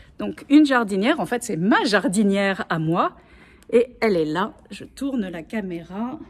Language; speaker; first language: French; native; French